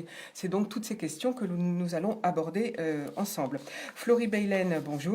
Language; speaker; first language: French; native; French